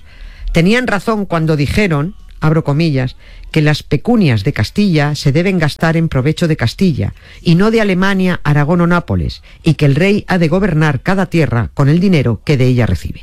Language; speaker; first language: Spanish; native; Spanish